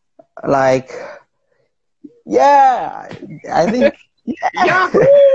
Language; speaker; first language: English; non-native, learner; Indonesian